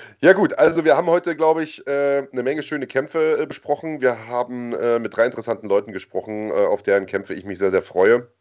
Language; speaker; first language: German; native; German